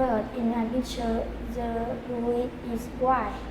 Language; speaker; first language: English; non-native, learner; Vietnamese